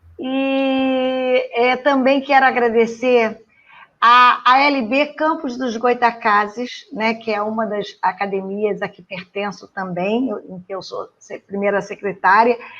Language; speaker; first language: Portuguese; native; Portuguese